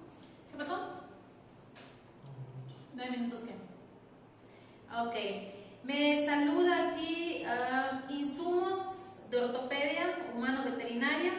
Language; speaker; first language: Spanish; native; Spanish